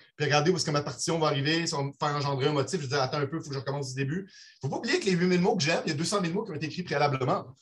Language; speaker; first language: French; native; French